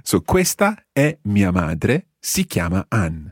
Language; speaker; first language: Italian; non-native, fluent; English